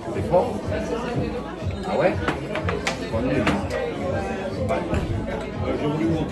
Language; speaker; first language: French; non-native, local second language; Armenian